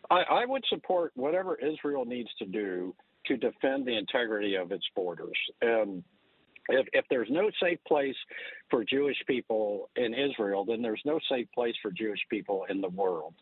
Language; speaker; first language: English; native; English